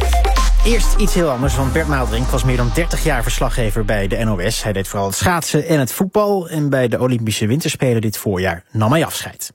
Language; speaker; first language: Dutch; native; Dutch